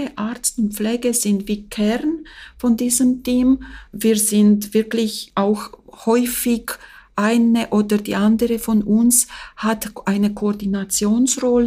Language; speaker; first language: German; non-native, fluent; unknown